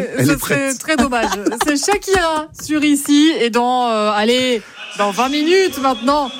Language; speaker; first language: French; native; French